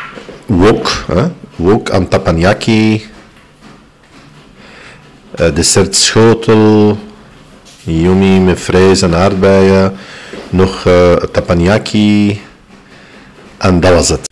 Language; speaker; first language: Dutch; non-native, fluent; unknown